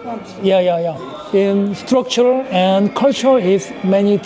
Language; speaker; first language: English; non-native, learner; Korean